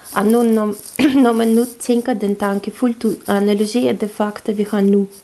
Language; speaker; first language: Danish; non-native, fluent; Russian